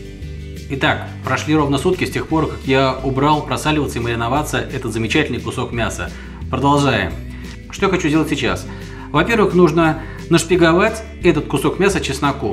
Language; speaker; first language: Russian; native; Russian